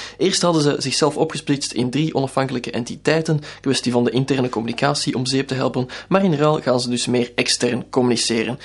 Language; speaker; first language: Dutch; native; Dutch